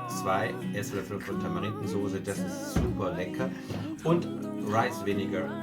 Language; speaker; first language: German; non-native, fluent; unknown